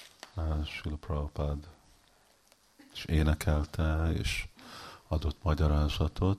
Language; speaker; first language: Hungarian; early bilingual, heritage; Hungarian